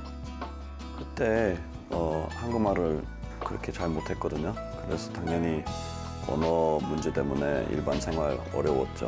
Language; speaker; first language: Korean; non-native, fluent; English